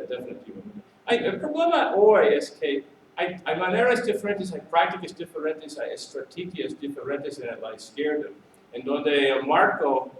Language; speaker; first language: Spanish; non-native, learner; English